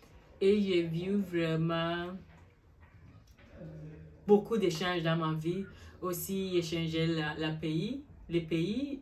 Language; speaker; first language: French; non-native, learner; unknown